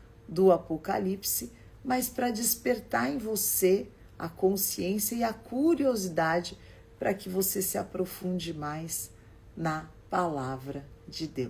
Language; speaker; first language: Portuguese; native; Portuguese